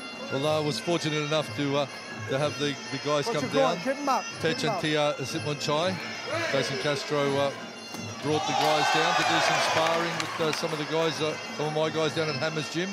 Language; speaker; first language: English; native; English